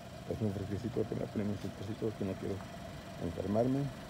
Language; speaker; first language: Spanish; early bilingual, heritage; Spanish